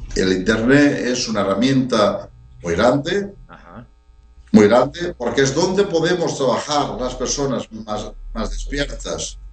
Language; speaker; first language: Spanish; native; Spanish